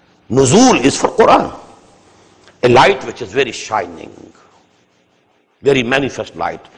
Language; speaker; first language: English; non-native, local second language; Urdu